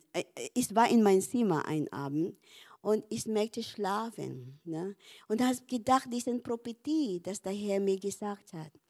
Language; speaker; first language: German; non-native, learner; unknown